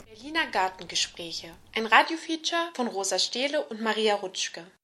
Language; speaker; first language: German; native; German